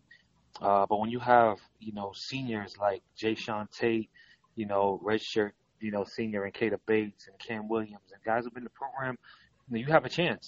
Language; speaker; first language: English; native; English